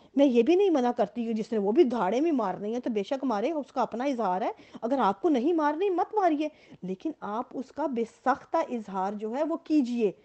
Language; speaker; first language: Hindi; native; Hindi